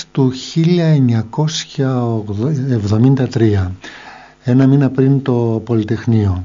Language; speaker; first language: Greek; native; Greek